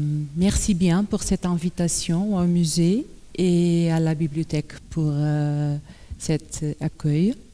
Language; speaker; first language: French; non-native, learner; Portuguese